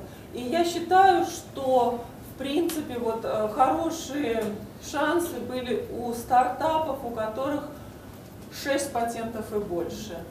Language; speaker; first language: Russian; native; Russian